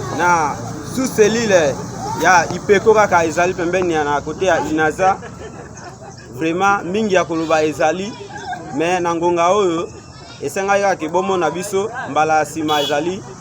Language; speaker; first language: Lingala; native; Lingala